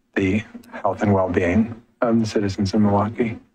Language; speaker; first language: English; native; English